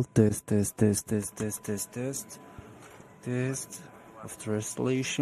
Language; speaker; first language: English; non-native, learner; French